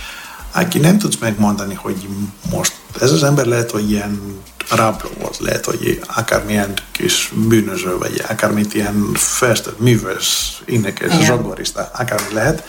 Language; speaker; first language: Hungarian; non-native, learner; Greek